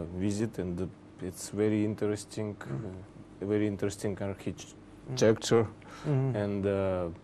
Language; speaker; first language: English; non-native, learner; Russian